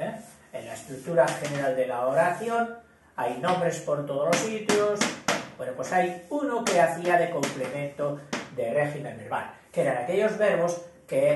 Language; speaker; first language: Spanish; native; Spanish